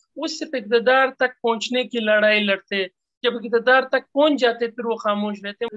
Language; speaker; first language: Urdu; non-native, local second language; Pashto